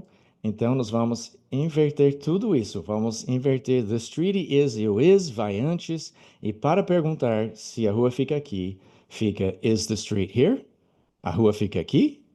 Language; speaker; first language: Portuguese; non-native, fluent; English